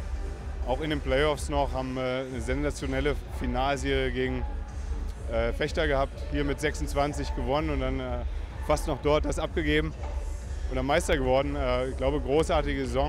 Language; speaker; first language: German; native; German